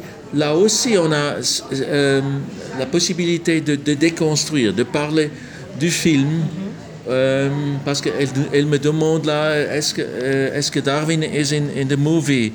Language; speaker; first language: French; non-native, local second language; German